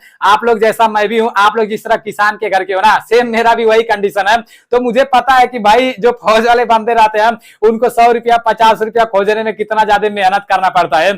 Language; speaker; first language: Hindi; native; Hindi